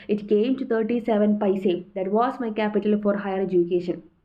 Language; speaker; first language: English; non-native, local second language; Malayalam